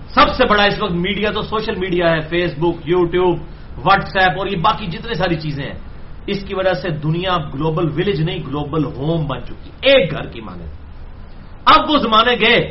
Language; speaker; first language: Urdu; non-native, local second language; Punjabi